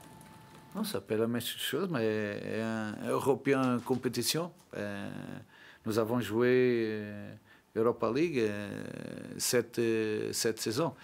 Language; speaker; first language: French; non-native, learner; Portuguese